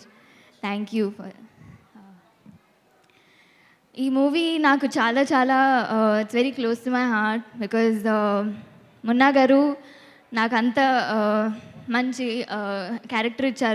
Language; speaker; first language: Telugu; non-native, local second language; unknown